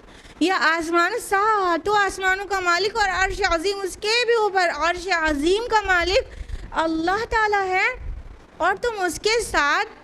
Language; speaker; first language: Urdu; native; Urdu